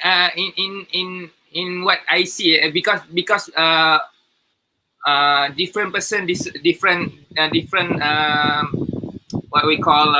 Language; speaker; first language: English; non-native, learner; Malay